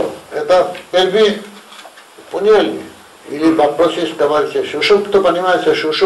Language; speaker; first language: Russian; non-native, learner; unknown